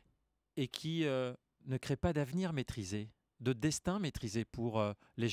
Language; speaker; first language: French; native; French